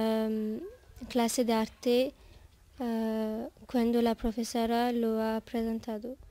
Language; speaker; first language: Spanish; non-native, learner; French